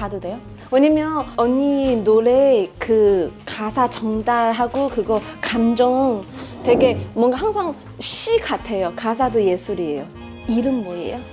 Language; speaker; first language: Korean; non-native, fluent; Chinese